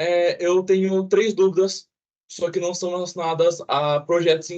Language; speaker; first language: Portuguese; native; Portuguese